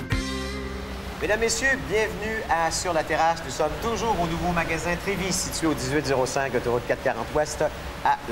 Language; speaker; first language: French; native; French